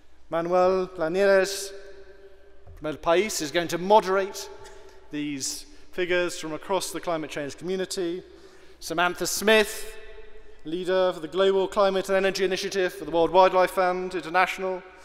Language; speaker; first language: English; native; English